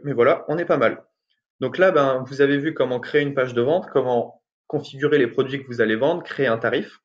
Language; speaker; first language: French; native; French